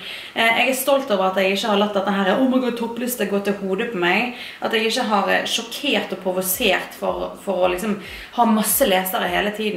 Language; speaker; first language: Norwegian; native; Norwegian